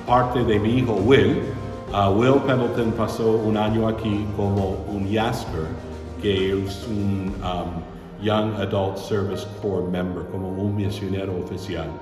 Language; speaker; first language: Spanish; non-native, fluent; English